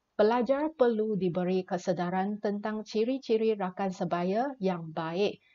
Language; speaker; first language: Malay; non-native, local second language; Chinese